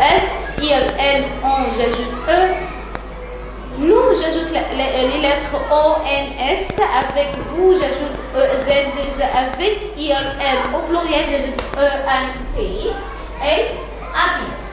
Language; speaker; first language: French; non-native, fluent; Arabic